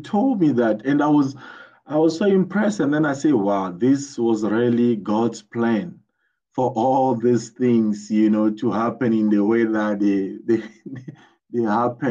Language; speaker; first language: English; non-native, fluent; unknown